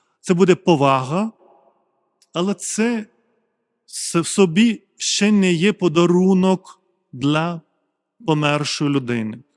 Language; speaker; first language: Ukrainian; non-native, fluent; Lithuanian